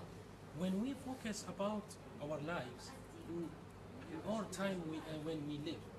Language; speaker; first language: English; non-native, learner; Arabic